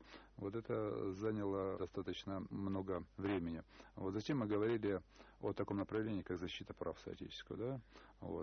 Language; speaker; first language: Russian; native; Russian